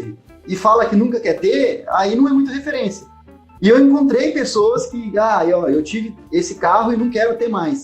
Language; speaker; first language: Portuguese; native; Portuguese